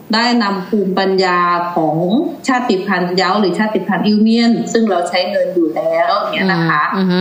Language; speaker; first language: Thai; non-native, local second language; Iu Mien